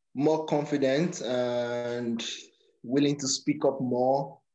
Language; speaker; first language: English; non-native, local second language; Yoruba